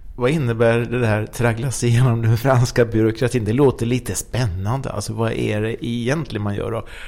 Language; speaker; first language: Swedish; native; Swedish